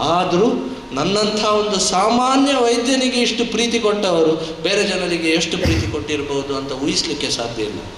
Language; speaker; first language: Kannada; non-native, local second language; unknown